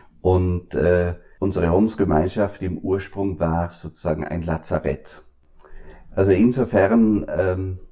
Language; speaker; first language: German; native; German